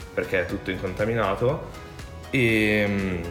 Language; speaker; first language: Italian; early bilingual, other home language; Romanian